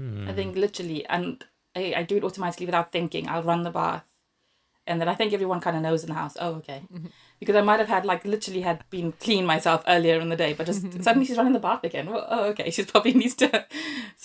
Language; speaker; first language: English; native; English